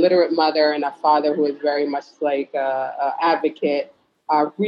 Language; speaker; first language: English; early bilingual, other home language; Fula